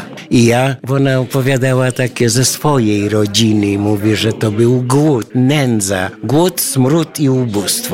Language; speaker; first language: Polish; non-native, local second language; Ukrainian